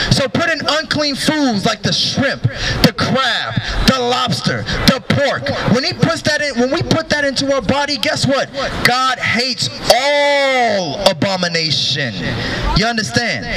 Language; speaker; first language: English; native; English